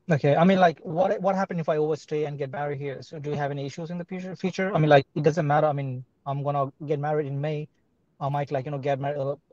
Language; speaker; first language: English; non-native, fluent; Arabic